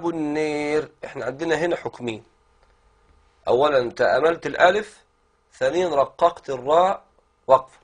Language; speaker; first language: Arabic; native; Arabic